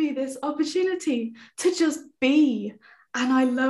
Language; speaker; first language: English; native; English